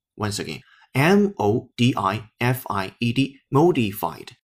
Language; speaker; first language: English; non-native, fluent; Chinese